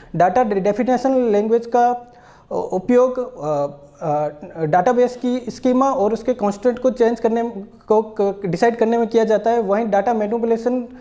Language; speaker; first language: Hindi; native; Hindi